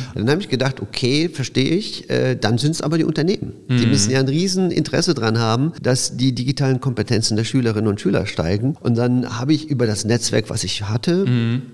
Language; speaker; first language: German; early bilingual, other home language; Polish